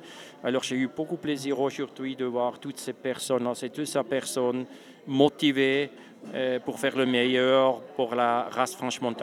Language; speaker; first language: French; non-native, local second language; Swiss German